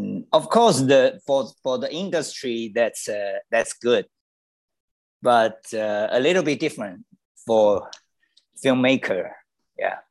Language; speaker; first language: English; non-native, learner; Chinese